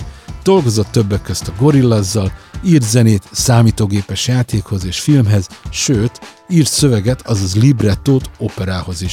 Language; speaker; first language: Hungarian; native; Hungarian